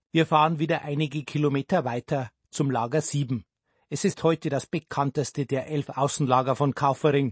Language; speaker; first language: German; native; German